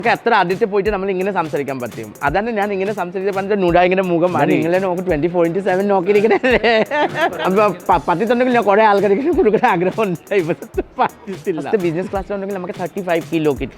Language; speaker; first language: Malayalam; non-native, fluent; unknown